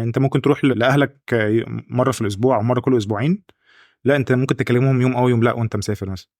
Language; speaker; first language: Egyptian Arabic; native; Egyptian Arabic